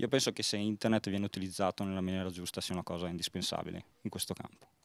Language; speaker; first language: Italian; native; Italian